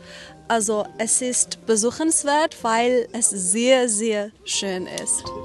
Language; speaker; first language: German; non-native, fluent; Persian